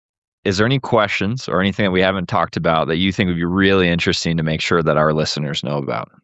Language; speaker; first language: English; native; English